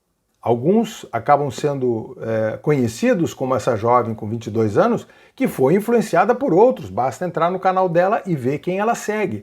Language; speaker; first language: Portuguese; native; Portuguese